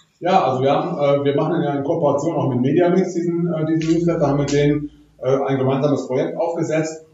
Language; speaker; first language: German; native; German